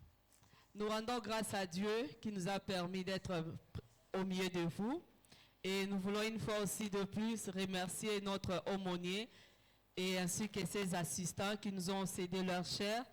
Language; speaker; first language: French; non-native, local second language; Lingala